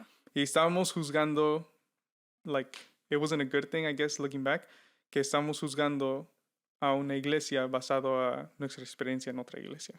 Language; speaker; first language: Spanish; early bilingual, heritage; Spanish